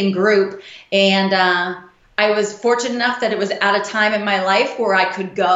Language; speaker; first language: English; native; English